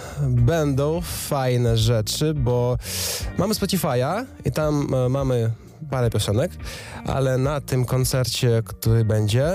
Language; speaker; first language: Polish; non-native, fluent; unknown